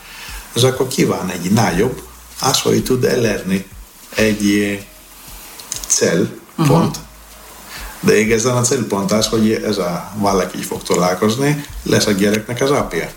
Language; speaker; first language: Hungarian; non-native, fluent; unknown